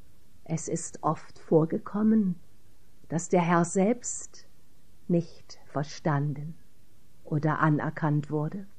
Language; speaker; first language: German; native; German